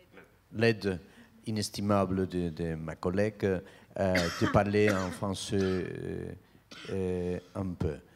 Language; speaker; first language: French; non-native, learner; Spanish